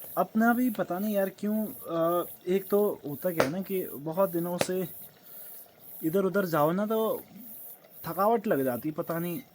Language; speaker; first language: Hindi; native; Hindi